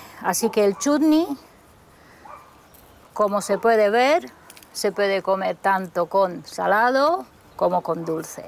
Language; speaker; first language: Spanish; non-native, fluent; Romanian